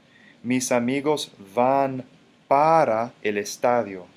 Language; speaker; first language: Spanish; non-native, fluent; English